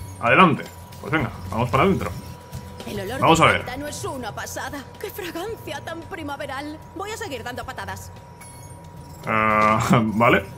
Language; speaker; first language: Spanish; native; Spanish